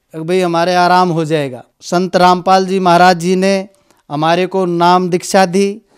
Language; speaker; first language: Hindi; native; Hindi